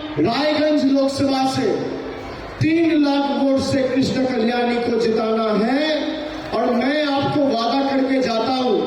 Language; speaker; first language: Hindi; non-native, local second language; Bangla